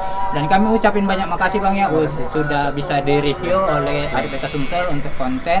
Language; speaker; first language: Indonesian; native; Indonesian